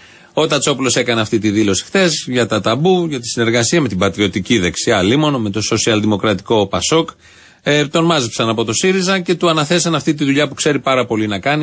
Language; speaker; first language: Greek; native; Greek